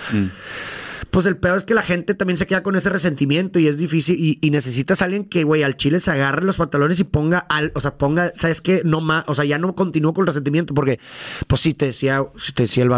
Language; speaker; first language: Spanish; native; Spanish